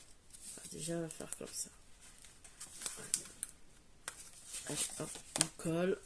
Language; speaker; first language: French; native; French